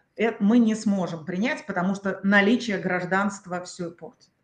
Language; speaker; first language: Russian; native; Russian